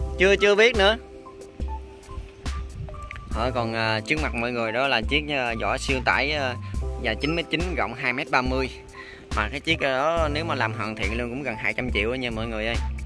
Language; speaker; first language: Vietnamese; native; Vietnamese